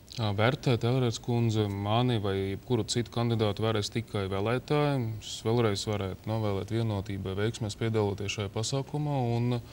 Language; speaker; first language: Latvian; non-native, local second language; Russian